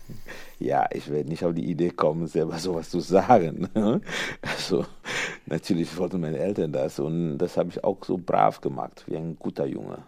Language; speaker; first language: German; non-native, fluent; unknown